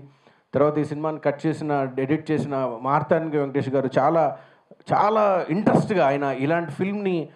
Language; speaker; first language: Telugu; native; Telugu